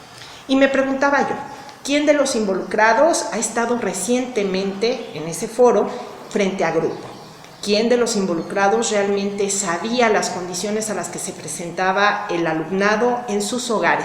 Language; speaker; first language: Spanish; native; Spanish